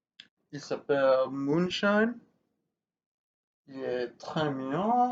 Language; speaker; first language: French; non-native, learner; English